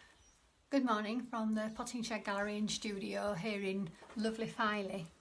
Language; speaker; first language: English; native; English